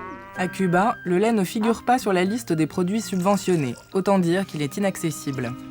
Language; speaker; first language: French; native; French